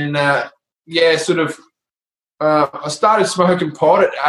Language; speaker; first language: English; native; English